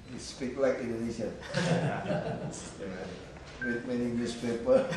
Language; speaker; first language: English; non-native, learner; Indonesian